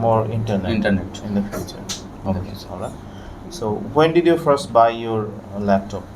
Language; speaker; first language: English; non-native, fluent; Bangla